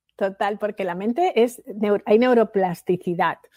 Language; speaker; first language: Spanish; native; Spanish